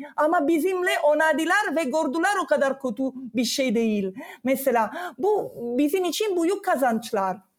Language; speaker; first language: Turkish; non-native, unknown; Italian